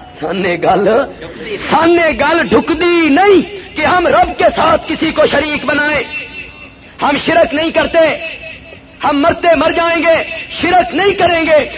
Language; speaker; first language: Urdu; non-native, local second language; Punjabi